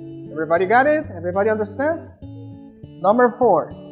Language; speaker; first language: English; non-native, fluent; Spanish